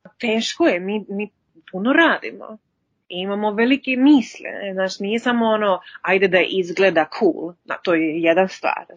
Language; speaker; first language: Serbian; early bilingual, heritage; Serbian